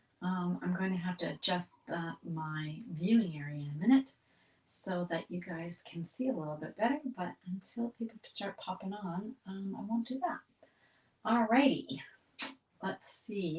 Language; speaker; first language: English; native; English